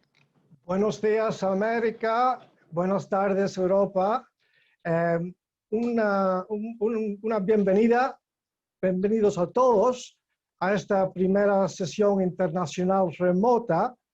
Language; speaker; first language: Spanish; non-native, fluent; English